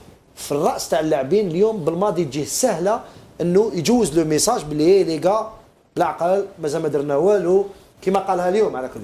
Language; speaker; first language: Arabic; native; Arabic